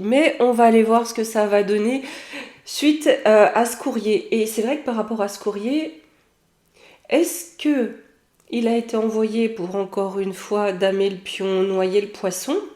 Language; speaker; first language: French; native; French